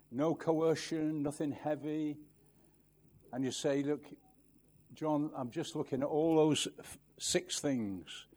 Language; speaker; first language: English; native; English